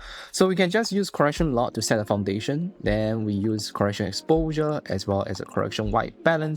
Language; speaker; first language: English; non-native, fluent; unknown